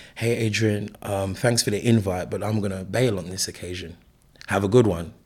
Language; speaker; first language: English; native; English